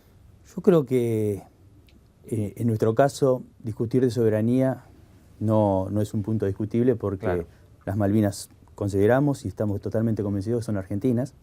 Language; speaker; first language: Spanish; native; Spanish